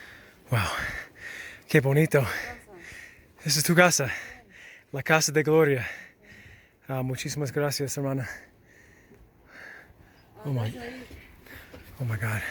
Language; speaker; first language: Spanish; non-native, learner; English